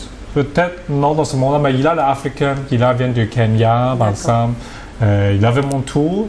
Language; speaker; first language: French; non-native, learner; Cantonese